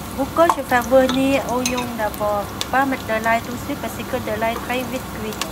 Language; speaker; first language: French; non-native, learner; Vietnamese